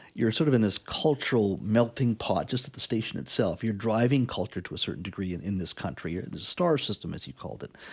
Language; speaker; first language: English; native; English